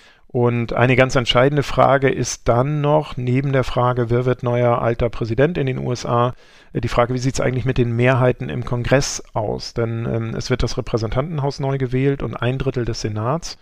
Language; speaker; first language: German; native; German